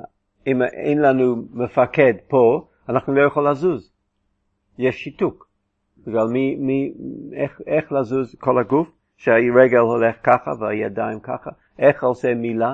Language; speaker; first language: Hebrew; non-native, fluent; English